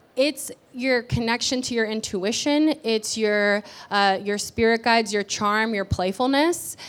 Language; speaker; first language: English; early bilingual, other home language; Spanish